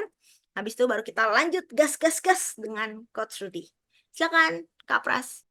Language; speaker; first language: Indonesian; native; Indonesian